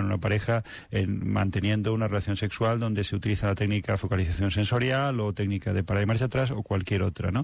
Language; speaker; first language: Spanish; native; Spanish